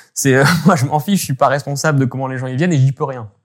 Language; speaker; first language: French; native; French